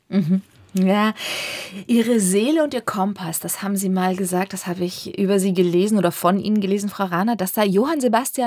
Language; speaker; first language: German; native; German